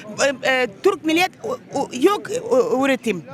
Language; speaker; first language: Turkish; non-native, local second language; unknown